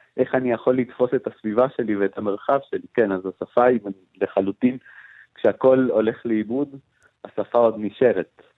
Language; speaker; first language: Hebrew; non-native, fluent; Spanish